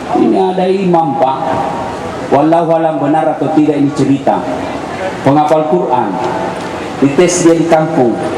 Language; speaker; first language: Indonesian; non-native, local second language; Buginese